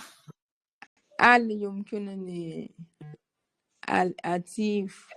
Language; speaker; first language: Arabic; non-native, learner; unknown